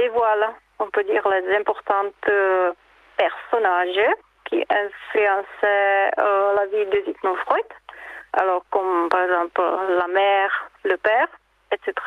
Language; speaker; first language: French; non-native, fluent; Czech